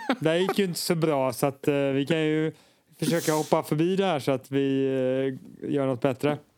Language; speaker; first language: Swedish; native; Swedish